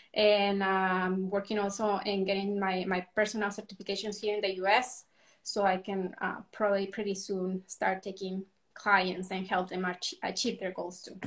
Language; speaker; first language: English; non-native, fluent; Spanish